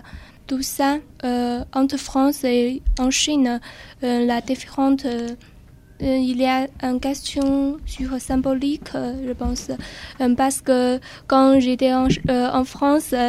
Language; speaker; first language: French; non-native, learner; Chinese